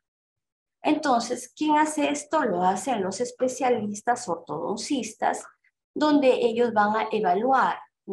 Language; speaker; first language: Spanish; native; Spanish